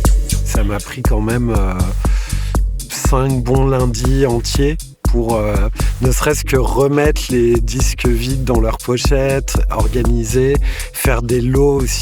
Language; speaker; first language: French; native; French